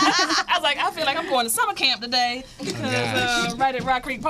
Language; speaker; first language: English; native; English